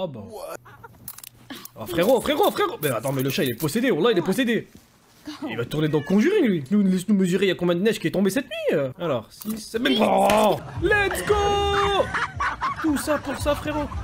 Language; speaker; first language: French; native; French